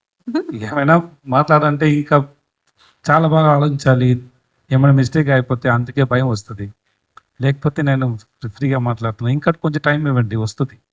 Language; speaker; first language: Telugu; non-native, fluent; Tamil